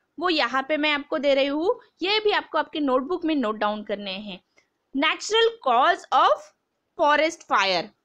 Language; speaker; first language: Hindi; non-native, local second language; Marathi